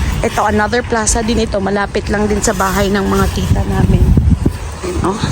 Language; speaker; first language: Filipino; native; Filipino